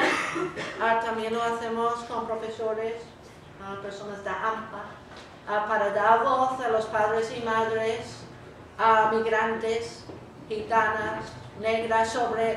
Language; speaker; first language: Spanish; non-native, fluent; English